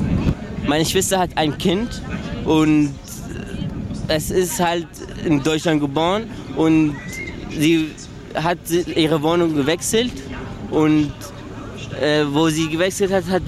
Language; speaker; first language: German; early bilingual, other home language; Arabic